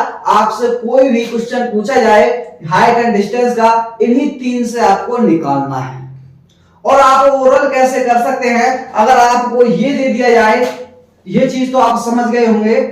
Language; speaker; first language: Hindi; native; Hindi